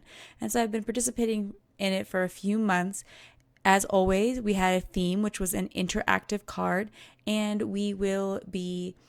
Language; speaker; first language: English; native; English